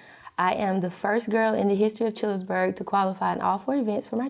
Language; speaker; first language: English; native; English